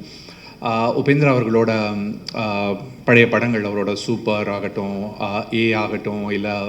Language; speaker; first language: Tamil; native; Tamil